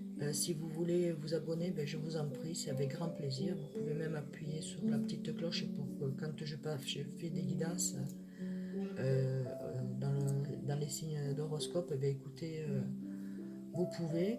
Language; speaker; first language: French; native; French